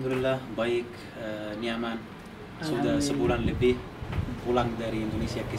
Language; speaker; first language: Indonesian; non-native, fluent; Arabic